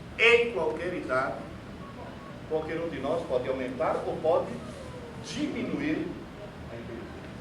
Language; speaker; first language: Portuguese; early bilingual, other home language; Italian